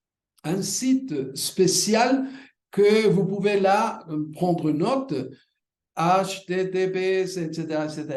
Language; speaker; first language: French; non-native, fluent; Spanish